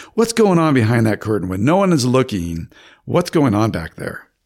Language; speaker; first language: English; native; English